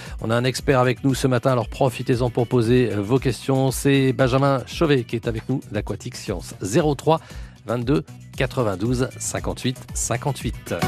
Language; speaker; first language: French; native; French